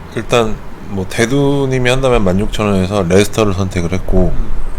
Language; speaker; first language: Korean; native; Korean